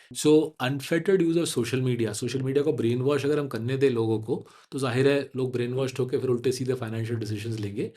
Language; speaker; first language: Hindi; non-native, local second language; Bangla